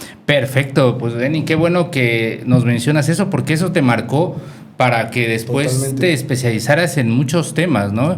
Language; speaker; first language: Spanish; native; Spanish